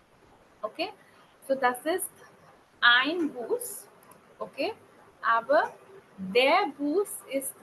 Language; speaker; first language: German; non-native, fluent; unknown